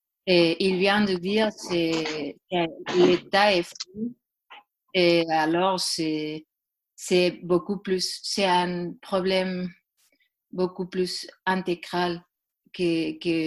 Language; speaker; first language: French; non-native, learner; Spanish